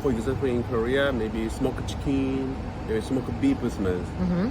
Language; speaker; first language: English; non-native, learner; Korean